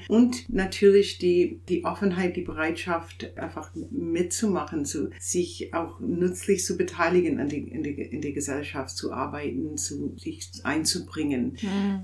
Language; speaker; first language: German; non-native, fluent; English